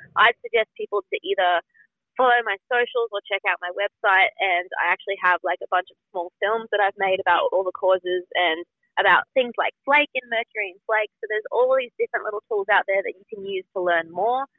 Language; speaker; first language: English; native; English